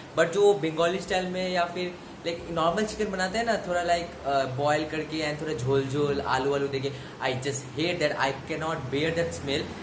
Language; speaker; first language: Hindi; non-native, local second language; Bangla